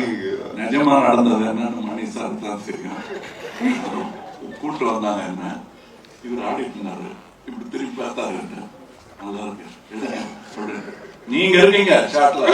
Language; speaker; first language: Tamil; native; Tamil